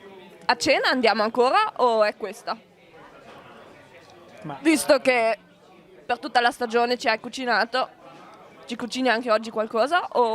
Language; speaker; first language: Italian; non-native, local second language; German